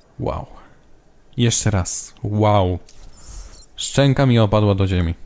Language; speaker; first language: Polish; native; Polish